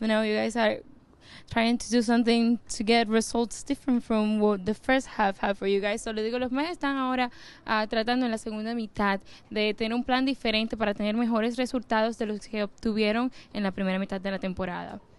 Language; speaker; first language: Spanish; native; Spanish